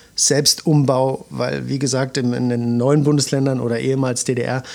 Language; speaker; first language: German; native; German